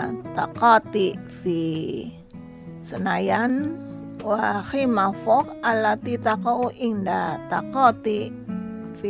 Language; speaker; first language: Arabic; non-native, fluent; Indonesian